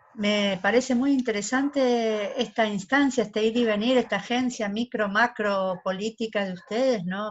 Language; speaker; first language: Spanish; native; Spanish